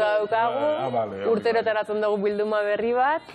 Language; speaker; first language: Basque; native; Basque